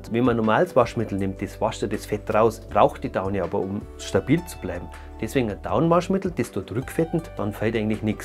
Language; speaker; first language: German; native; German